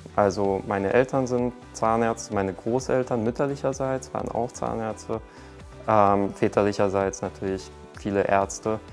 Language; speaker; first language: German; early bilingual, other home language; Hungarian